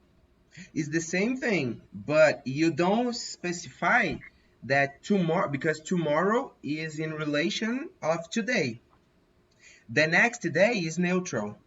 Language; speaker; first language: English; non-native, fluent; Portuguese